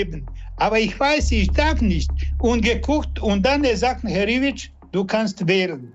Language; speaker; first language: German; non-native, learner; Serbian